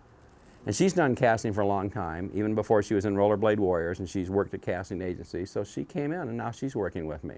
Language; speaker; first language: English; native; English